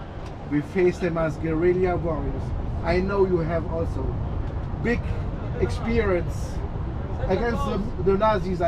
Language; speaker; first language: English; non-native, fluent; Portuguese